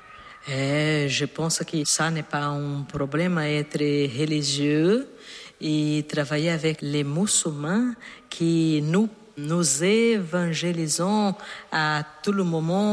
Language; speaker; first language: French; non-native, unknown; Portuguese